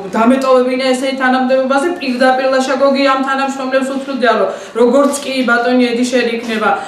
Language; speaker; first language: Georgian; native; Georgian